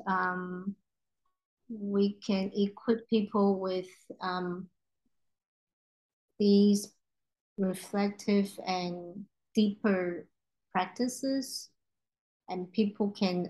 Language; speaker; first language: English; non-native, local second language; Cantonese